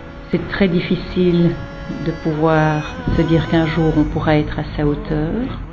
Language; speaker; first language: French; native; French